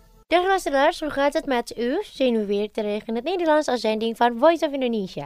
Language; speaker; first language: Dutch; non-native, fluent; Indonesian